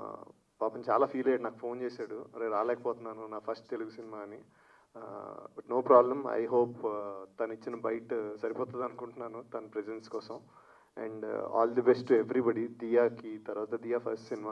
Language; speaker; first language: Telugu; native; Telugu